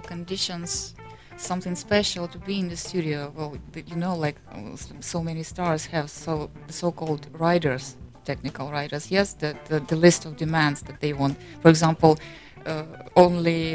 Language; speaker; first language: English; non-native, fluent; Russian